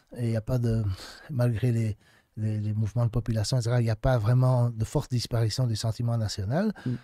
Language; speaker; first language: French; native; French